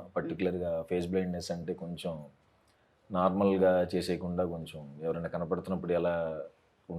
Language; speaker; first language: Telugu; native; Telugu